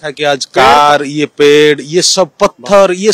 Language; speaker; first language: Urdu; non-native, local second language; Odia